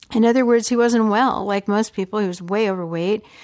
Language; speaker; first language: English; native; English